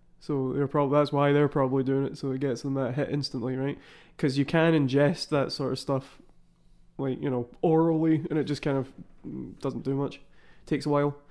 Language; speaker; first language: English; native; English